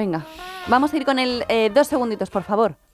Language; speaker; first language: Spanish; native; Spanish